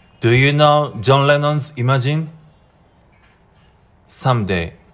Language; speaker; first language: English; non-native, fluent; Japanese